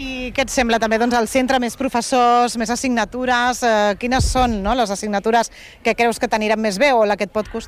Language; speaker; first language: Catalan; native; Catalan